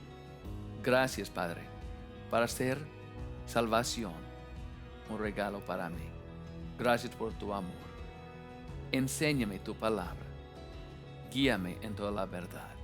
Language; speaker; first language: Spanish; non-native, fluent; English